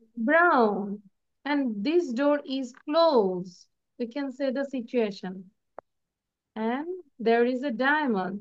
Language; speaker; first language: English; non-native, fluent; Bangla